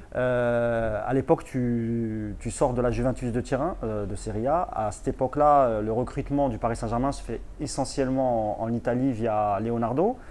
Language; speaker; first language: French; native; French